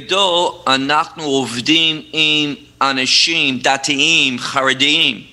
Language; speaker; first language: Hebrew; non-native, fluent; English